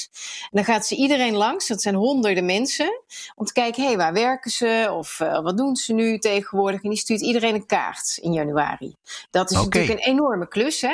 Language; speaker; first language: Dutch; native; Dutch